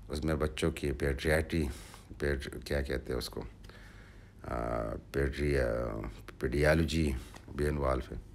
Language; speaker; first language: Urdu; non-native, local second language; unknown